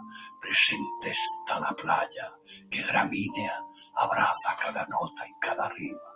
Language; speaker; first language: Spanish; native; Spanish